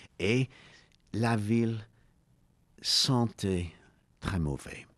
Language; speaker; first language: French; non-native, learner; English